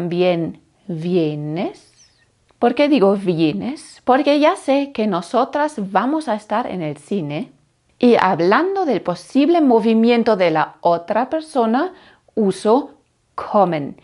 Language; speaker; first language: Spanish; non-native, fluent; German